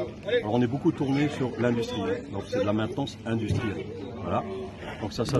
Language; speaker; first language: French; native; French